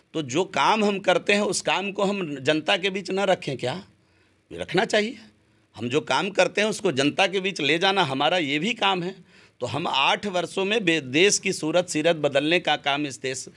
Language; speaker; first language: Hindi; native; Hindi